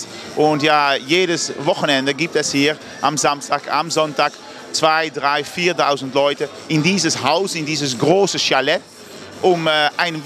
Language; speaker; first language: German; non-native, learner; Dutch